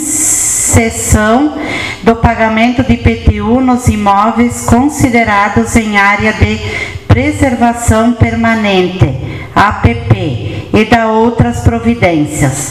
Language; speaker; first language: Portuguese; native; Portuguese